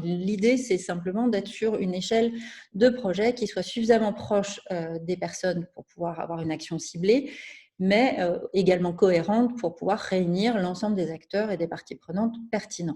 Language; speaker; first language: French; native; French